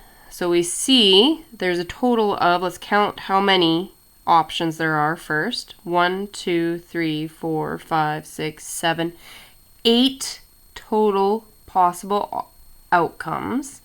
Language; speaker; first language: English; native; English